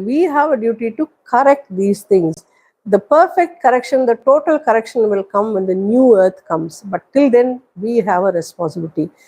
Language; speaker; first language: English; non-native, local second language; Tamil